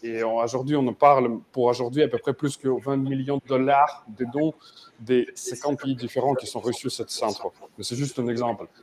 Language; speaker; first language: French; non-native, fluent; Russian